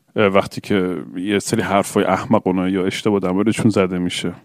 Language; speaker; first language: Persian; early bilingual, other home language; English